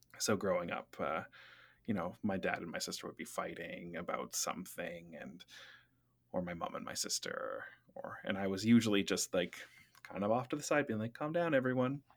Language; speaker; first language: English; native; English